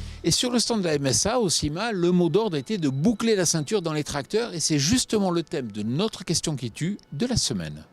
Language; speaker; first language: French; native; French